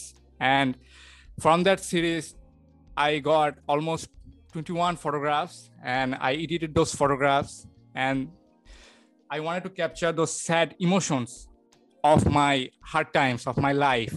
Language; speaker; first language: English; non-native, local second language; Bangla